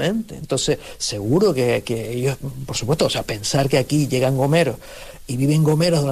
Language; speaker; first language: Spanish; native; Spanish